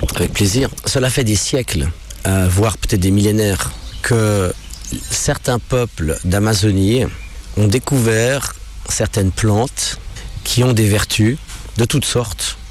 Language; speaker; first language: French; non-native, local second language; English